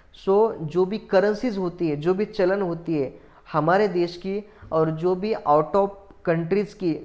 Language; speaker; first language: Hindi; non-native, local second language; Marathi